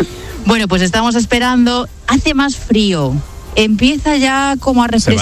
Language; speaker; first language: Spanish; native; Spanish